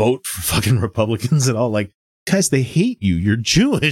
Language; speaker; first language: English; native; English